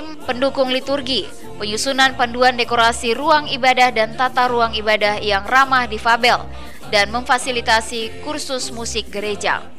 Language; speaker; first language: Indonesian; native; Indonesian